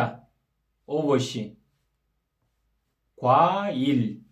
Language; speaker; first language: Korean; non-native, fluent; Kyrgyz